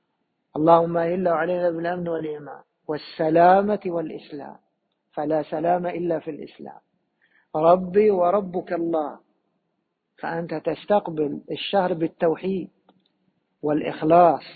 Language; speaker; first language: Arabic; native; Arabic